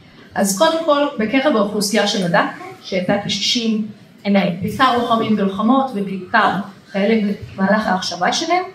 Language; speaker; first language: Hebrew; native; Hebrew